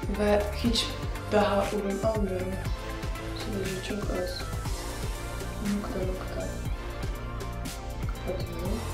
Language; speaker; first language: Turkish; non-native, fluent; Russian